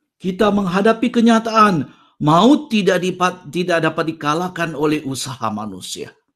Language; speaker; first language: Indonesian; native; Indonesian